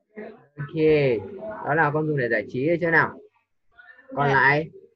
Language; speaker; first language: Vietnamese; native; Vietnamese